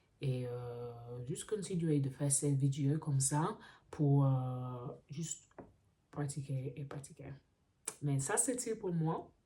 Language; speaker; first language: French; non-native, learner; English